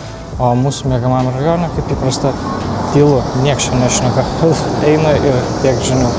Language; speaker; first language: Lithuanian; native; Lithuanian